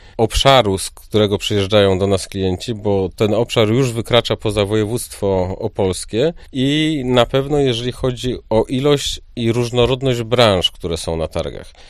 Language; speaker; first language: Polish; native; Polish